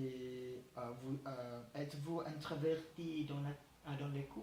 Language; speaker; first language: French; non-native, learner; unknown